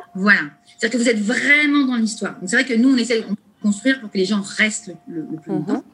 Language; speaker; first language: French; native; French